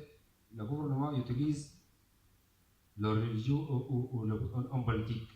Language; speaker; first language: French; non-native, learner; Arabic